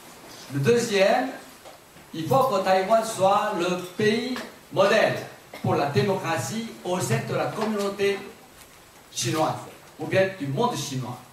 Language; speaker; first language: French; non-native, fluent; Chinese